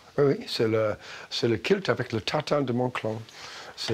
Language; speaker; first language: French; non-native, fluent; English